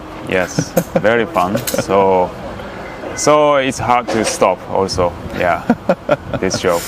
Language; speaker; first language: English; non-native, learner; Japanese